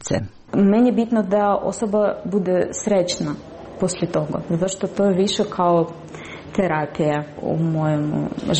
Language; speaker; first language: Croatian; non-native, learner; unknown